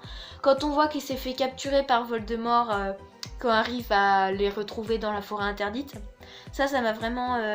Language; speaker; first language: French; native; French